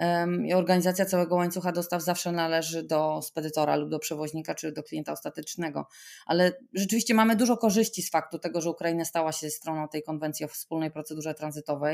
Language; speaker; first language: Polish; native; Polish